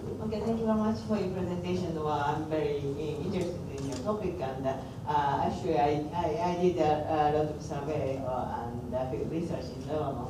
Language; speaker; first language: English; non-native, fluent; Japanese